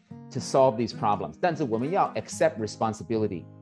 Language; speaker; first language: English; early bilingual, other home language; Chinese